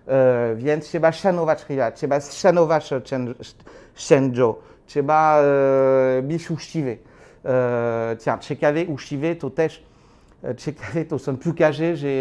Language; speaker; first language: Polish; non-native, learner; French